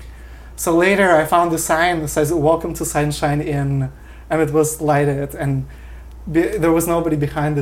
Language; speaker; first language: English; non-native, fluent; Russian